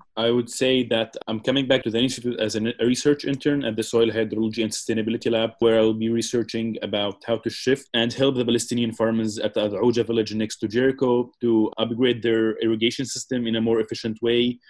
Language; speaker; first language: English; non-native, fluent; Arabic